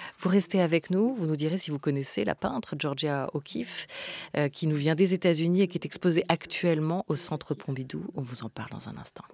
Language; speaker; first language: French; native; French